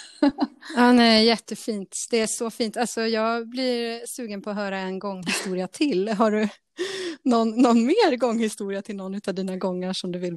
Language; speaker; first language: Swedish; native; Swedish